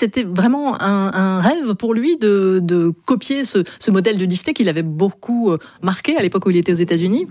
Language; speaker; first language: French; native; French